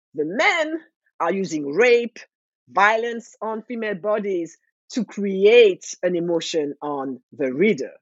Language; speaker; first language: English; non-native, fluent; French